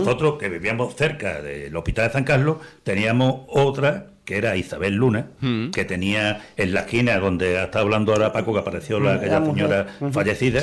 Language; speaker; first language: Spanish; native; Spanish